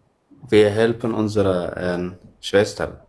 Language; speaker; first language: German; non-native, learner; Oromo